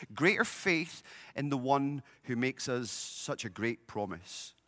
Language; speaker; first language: English; native; English